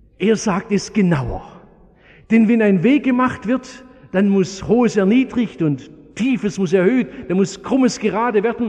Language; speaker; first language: German; native; German